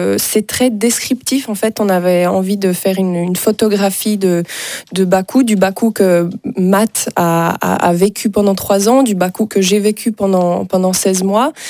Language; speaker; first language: French; native; French